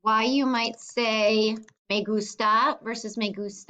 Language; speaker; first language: Spanish; non-native, fluent; English